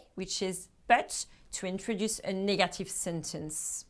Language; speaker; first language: English; non-native, fluent; French